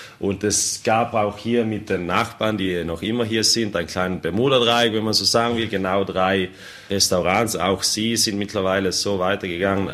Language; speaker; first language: German; non-native, local second language; Ladin